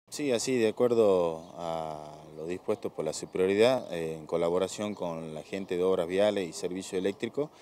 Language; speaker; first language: Spanish; native; Spanish